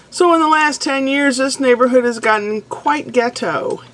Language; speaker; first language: English; native; English